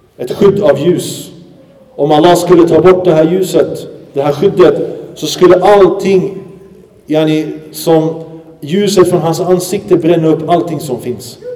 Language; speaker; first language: Swedish; early bilingual, other home language; Arabic